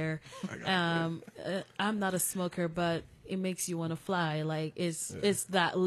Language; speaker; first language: English; non-native, local second language; Jamaican Creole English